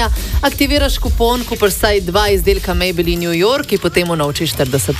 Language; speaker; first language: Slovenian; native; Slovenian